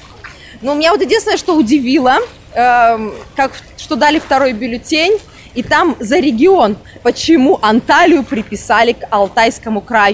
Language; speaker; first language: Russian; native; Russian